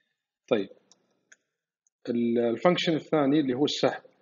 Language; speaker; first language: Arabic; native; Arabic